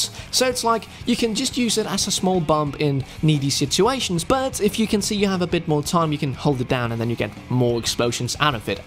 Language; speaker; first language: English; non-native, fluent; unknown